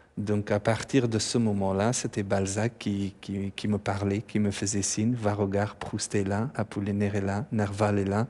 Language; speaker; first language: French; non-native, fluent; Persian